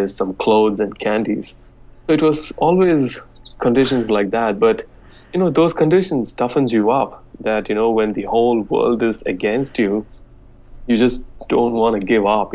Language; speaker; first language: English; non-native, local second language; Telugu